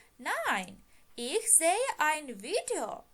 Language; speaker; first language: German; non-native, fluent; Ukrainian